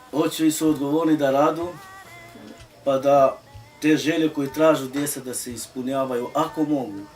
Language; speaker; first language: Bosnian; non-native, local second language; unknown